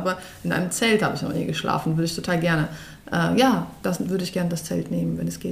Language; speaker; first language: German; early bilingual, other home language; Russian